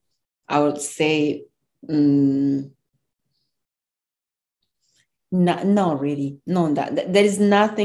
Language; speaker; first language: English; non-native, local second language; Kinyarwanda